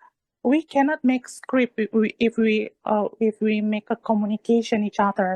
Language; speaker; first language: English; non-native, learner; Indonesian